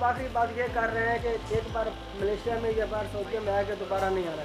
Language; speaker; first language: Hindi; native; Hindi